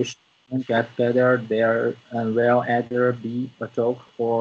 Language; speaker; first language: English; non-native, learner; Chinese